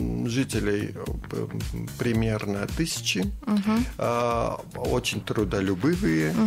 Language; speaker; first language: Russian; non-native, fluent; Armenian